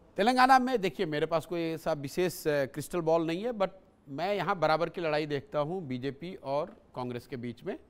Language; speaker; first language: Hindi; native; Hindi